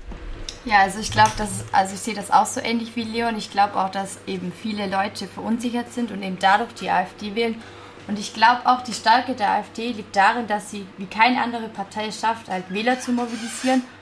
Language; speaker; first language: German; native; German